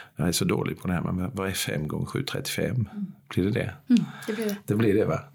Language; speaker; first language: Swedish; native; Swedish